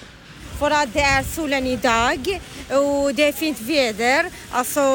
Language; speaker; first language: Swedish; non-native, fluent; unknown